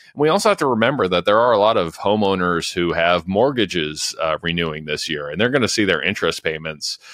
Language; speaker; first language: English; native; English